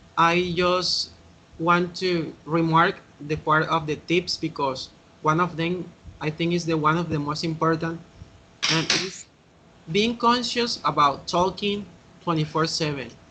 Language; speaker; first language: English; non-native, fluent; Spanish